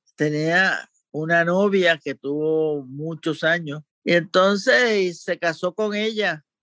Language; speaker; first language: Spanish; native; Spanish